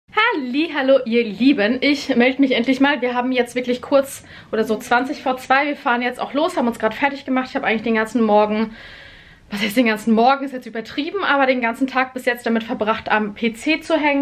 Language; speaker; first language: German; native; German